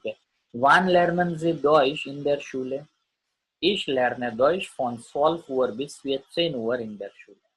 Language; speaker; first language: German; non-native, learner; Gujarati